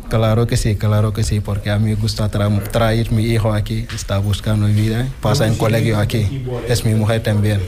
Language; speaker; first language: Spanish; non-native, learner; Wolof